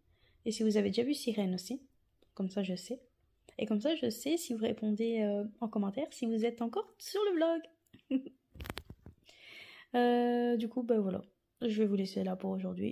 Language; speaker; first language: French; native; French